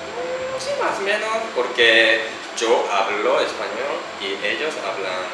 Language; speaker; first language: Spanish; non-native, learner; Japanese